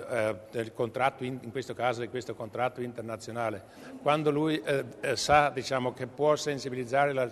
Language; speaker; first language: Italian; non-native, local second language; German